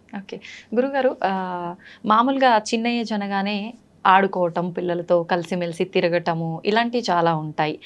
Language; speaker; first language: Telugu; native; Telugu